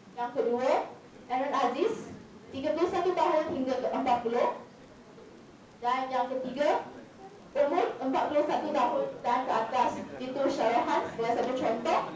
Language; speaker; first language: Malay; non-native, local second language; Chinese